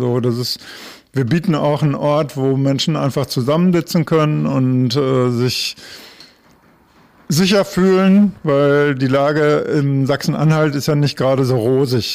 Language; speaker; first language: German; native; German